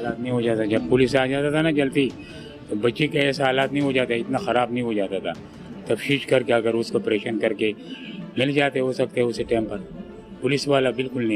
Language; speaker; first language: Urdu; non-native, local second language; Pashto